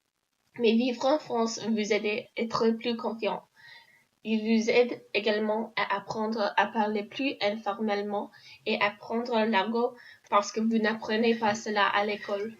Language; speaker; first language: French; non-native, learner; English